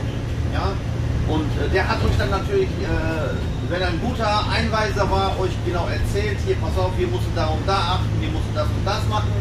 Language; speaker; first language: German; native; German